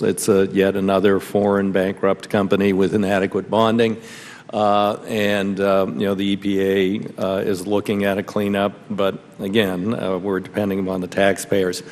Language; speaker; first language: English; native; English